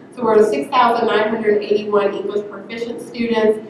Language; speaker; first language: English; native; English